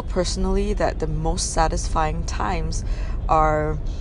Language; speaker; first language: English; non-native, local second language; Min Nan Chinese